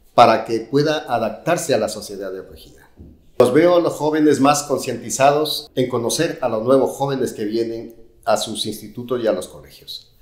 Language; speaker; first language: Spanish; native; Spanish